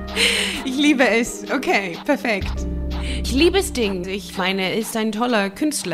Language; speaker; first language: German; non-native, fluent; Greek